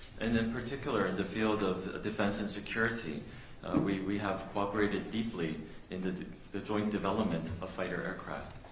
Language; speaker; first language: English; non-native, fluent; Korean